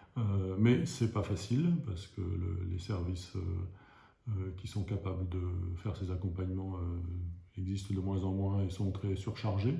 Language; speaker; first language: French; native; French